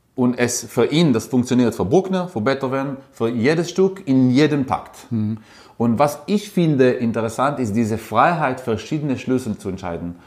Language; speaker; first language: German; non-native, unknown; Italian